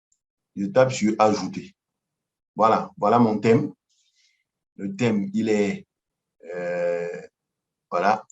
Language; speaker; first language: French; non-native, local second language; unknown